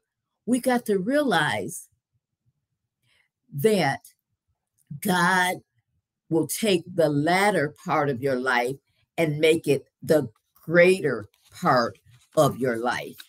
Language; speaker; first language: English; native; English